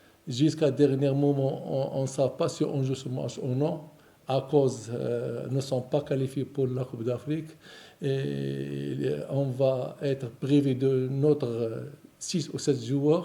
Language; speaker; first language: French; non-native, local second language; Arabic